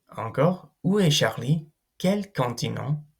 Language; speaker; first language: French; non-native, fluent; English